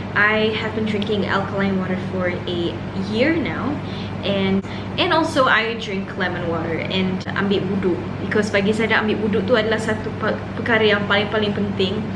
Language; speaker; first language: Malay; early bilingual, heritage; Malay